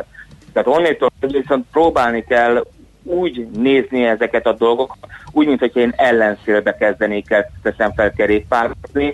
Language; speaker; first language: Hungarian; native; Hungarian